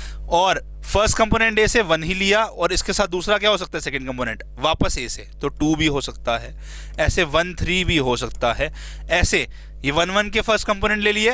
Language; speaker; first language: Hindi; native; Hindi